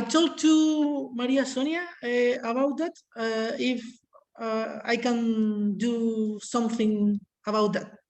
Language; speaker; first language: English; non-native, learner; Spanish